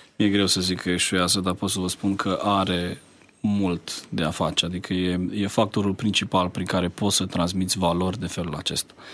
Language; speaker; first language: Romanian; native; Romanian